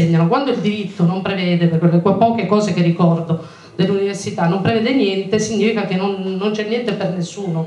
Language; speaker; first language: Italian; native; Italian